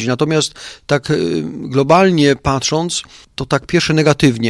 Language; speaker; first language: Polish; native; Polish